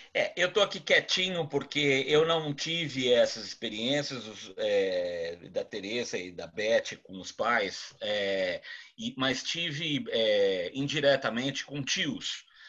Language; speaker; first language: Portuguese; native; Portuguese